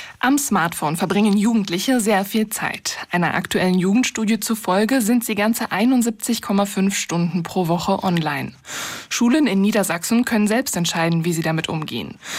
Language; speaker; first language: German; native; German